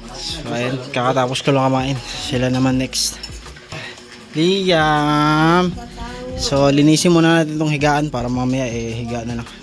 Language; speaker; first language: Filipino; non-native, local second language; Cebuano